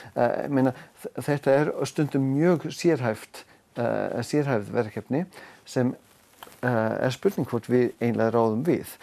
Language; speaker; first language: Icelandic; non-native, fluent; German